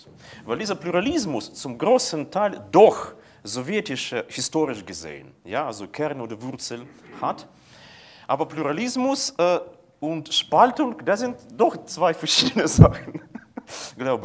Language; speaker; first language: German; non-native, fluent; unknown